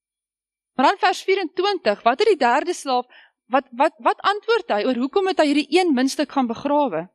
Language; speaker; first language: Afrikaans; native; Afrikaans